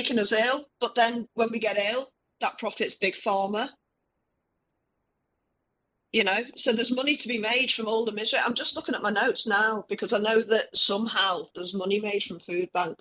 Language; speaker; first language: English; native; English